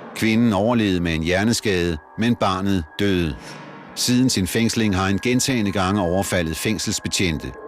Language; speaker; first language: Danish; native; Danish